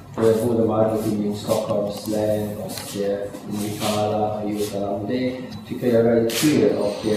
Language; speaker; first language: Swedish; non-native, fluent; German